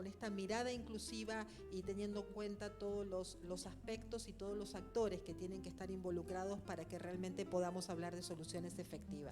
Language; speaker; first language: Spanish; native; Spanish